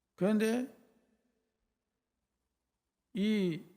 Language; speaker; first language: Korean; native; Korean